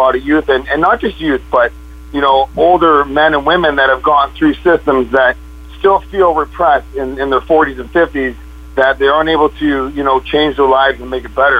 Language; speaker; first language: English; native; English